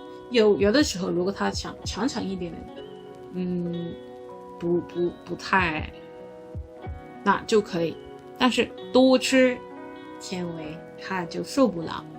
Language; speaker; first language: Chinese; non-native, learner; English